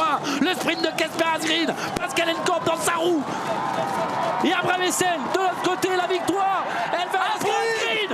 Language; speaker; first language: French; native; French